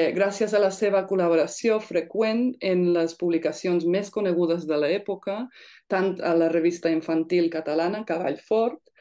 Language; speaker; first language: Catalan; non-native, fluent; English